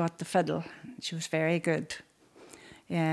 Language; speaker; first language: English; native; English